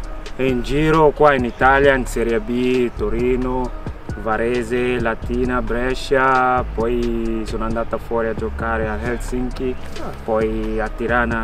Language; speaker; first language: Italian; non-native, learner; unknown